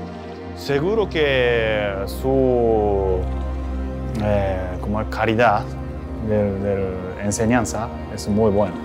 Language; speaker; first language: Spanish; non-native, learner; Japanese